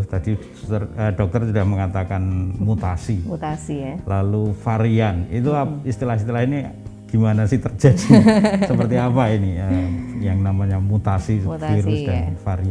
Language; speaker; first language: Indonesian; native; Indonesian